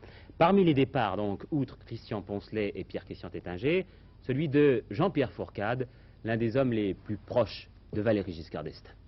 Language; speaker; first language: French; native; French